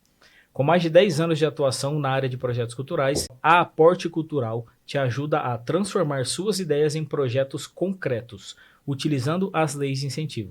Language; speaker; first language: Portuguese; native; Portuguese